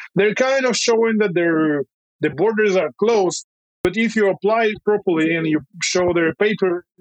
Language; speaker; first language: English; non-native, fluent; Russian